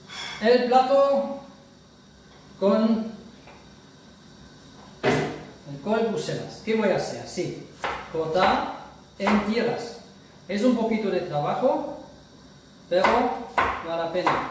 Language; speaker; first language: Spanish; non-native, fluent; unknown